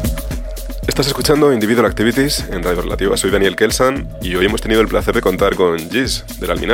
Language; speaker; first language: Spanish; native; Spanish